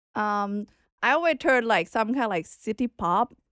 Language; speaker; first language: English; non-native, learner; Thai